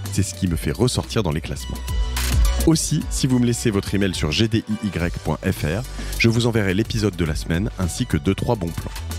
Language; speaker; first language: French; native; French